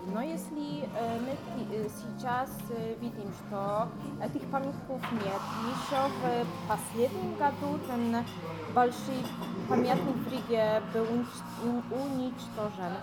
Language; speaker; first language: Russian; non-native, learner; Polish